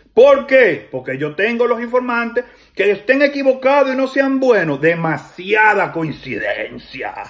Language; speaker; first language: Spanish; native; Spanish